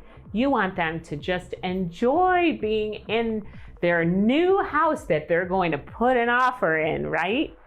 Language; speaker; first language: English; native; English